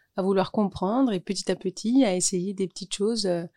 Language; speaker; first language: French; native; French